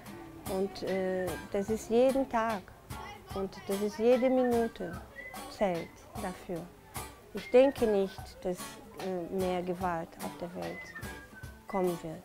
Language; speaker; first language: German; non-native, fluent; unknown